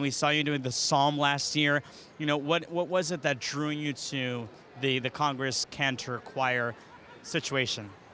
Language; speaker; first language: English; early bilingual, other home language; Spanish